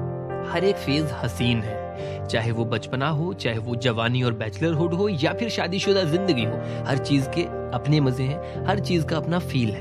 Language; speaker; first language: Hindi; native; Hindi